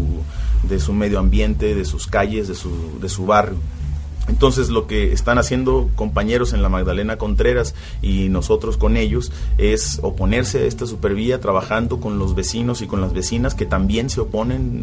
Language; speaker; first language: Spanish; native; Spanish